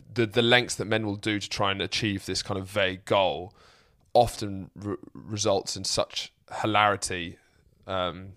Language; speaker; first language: English; native; English